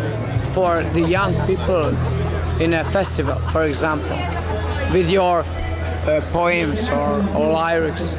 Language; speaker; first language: English; non-native, learner; Hungarian